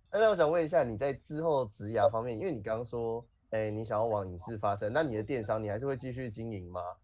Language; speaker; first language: Chinese; native; Chinese